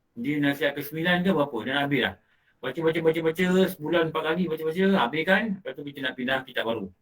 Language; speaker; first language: Malay; native; Malay